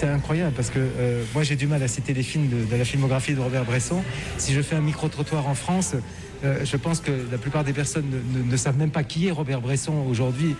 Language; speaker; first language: French; native; French